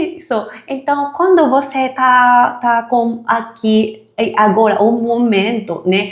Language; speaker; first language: Portuguese; non-native, fluent; Japanese